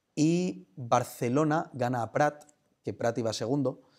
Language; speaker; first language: Spanish; native; Spanish